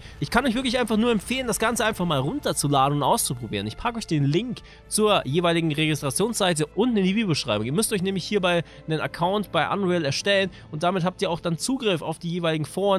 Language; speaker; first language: German; native; German